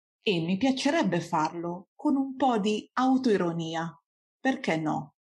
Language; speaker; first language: Italian; native; Italian